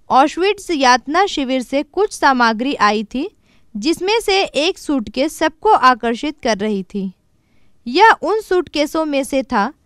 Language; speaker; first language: Hindi; native; Hindi